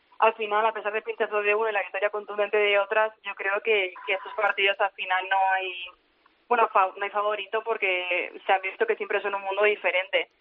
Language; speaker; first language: Spanish; native; Spanish